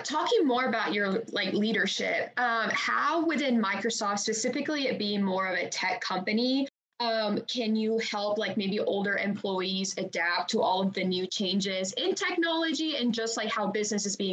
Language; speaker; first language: English; native; English